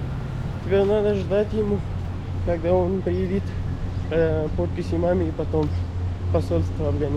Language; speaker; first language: Russian; non-native, local second language; Kyrgyz